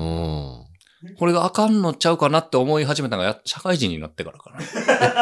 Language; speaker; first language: Japanese; native; Japanese